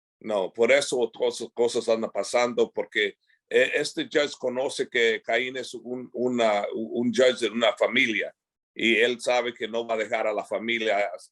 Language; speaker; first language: Spanish; early bilingual, heritage; English